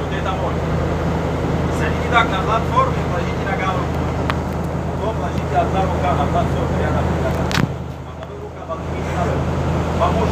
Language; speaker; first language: Russian; non-native, learner; Arabic